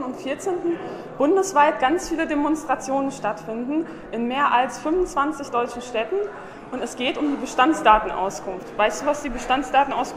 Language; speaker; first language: German; native; German